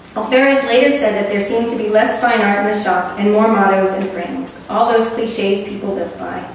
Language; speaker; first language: English; native; English